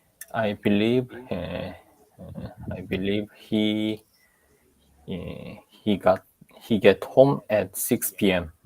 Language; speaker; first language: English; non-native, learner; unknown